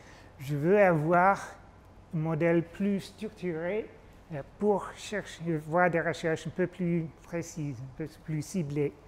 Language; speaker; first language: French; non-native, fluent; English